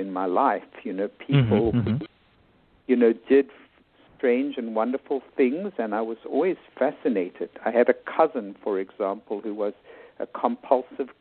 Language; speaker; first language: English; native; English